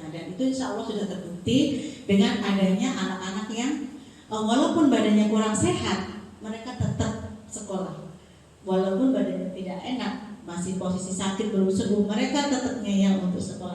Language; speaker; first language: Indonesian; native; Indonesian